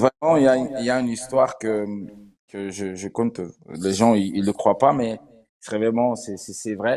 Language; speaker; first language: French; non-native, fluent; Portuguese